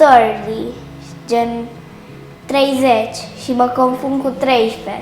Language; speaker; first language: Romanian; early bilingual, other home language; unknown